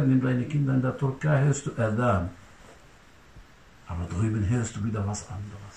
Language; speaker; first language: German; non-native, learner; Turkish